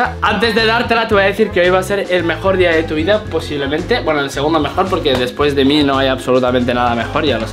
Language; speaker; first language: Spanish; native; Spanish